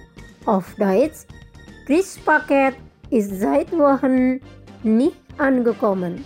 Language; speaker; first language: German; non-native, fluent; Indonesian